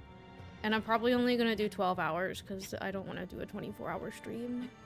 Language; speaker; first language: English; native; English